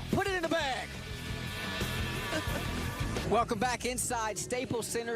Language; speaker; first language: English; native; English